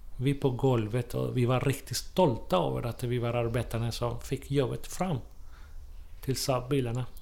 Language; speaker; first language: Swedish; non-native, fluent; Spanish